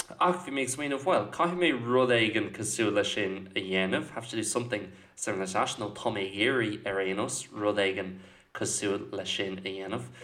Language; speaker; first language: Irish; non-native, local second language; English